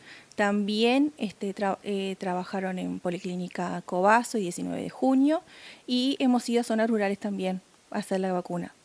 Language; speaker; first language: Spanish; native; Spanish